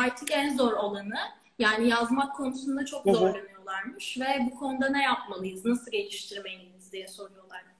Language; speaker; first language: Turkish; native; Turkish